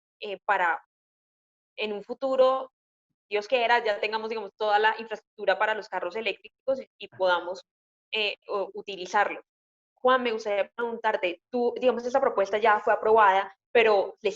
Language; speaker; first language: Spanish; native; Spanish